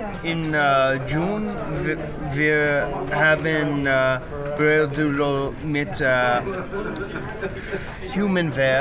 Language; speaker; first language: German; non-native, learner; English